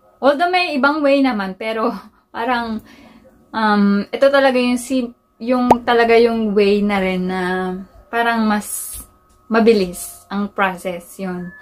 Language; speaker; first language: Filipino; native; Filipino